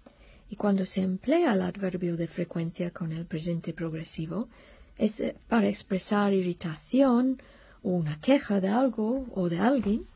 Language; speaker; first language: Spanish; non-native, fluent; English